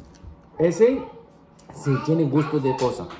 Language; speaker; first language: Spanish; non-native, learner; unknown